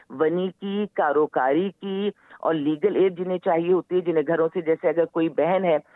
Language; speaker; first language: Urdu; native; Urdu